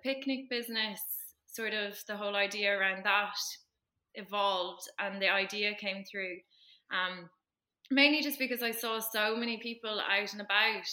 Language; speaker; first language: English; native; English